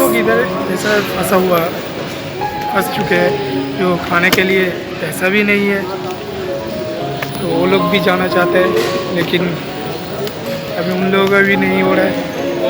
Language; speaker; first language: Hindi; non-native, local second language; Bangla